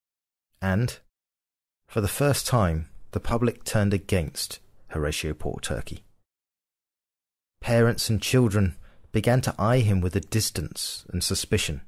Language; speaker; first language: English; native; English